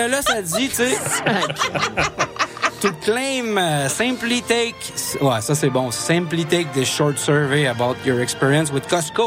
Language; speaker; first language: French; native; French